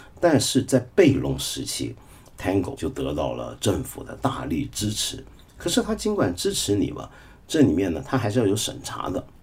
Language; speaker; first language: Chinese; native; Chinese